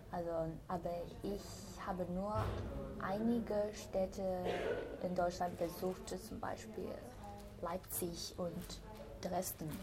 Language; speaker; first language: German; non-native, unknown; Chinese